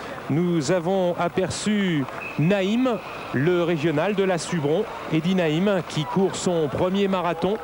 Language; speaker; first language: French; native; French